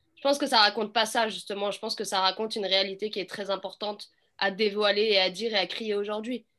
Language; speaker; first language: French; native; French